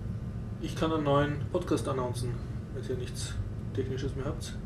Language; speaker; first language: German; native; German